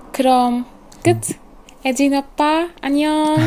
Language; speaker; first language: Korean; non-native, learner; Turkish